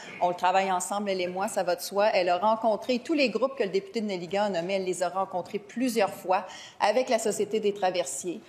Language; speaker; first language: French; native; French